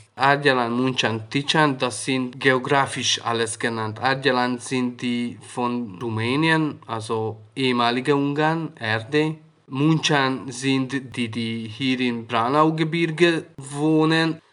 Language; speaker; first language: German; non-native, fluent; Hungarian